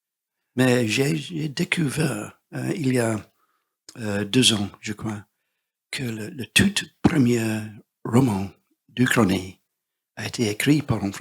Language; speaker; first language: French; non-native, learner; English